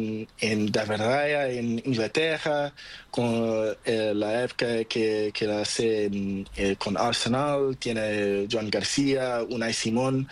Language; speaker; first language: Spanish; non-native, learner; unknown